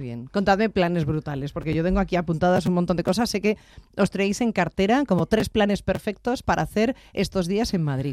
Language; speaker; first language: Spanish; native; Spanish